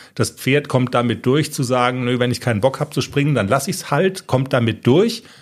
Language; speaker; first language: German; native; German